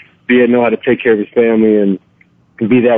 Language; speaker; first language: English; native; English